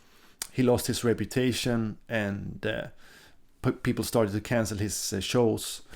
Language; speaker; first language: English; non-native, fluent; Swedish